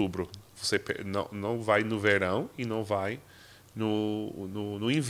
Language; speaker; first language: Portuguese; non-native, fluent; English